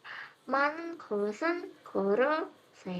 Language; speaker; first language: Korean; non-native, fluent; Indonesian